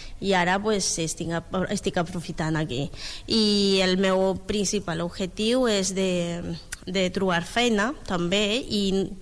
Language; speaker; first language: Catalan; non-native, learner; Spanish